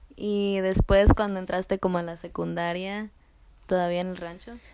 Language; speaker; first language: Spanish; early bilingual, other home language; English